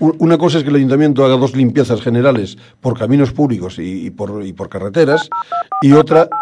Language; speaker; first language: Spanish; non-native, local second language; Galician